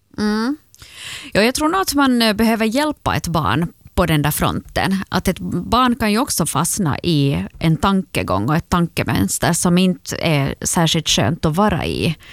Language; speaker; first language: Swedish; native; Swedish